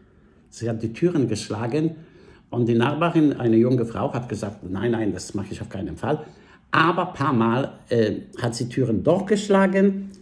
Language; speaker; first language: German; non-native, fluent; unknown